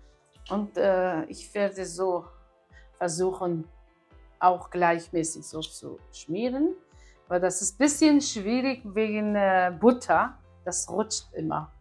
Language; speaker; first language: German; non-native, learner; Aramaic